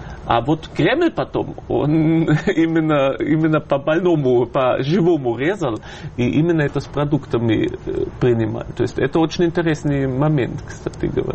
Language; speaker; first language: Russian; non-native, fluent; German